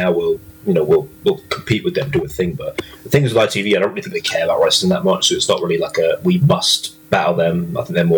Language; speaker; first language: English; native; English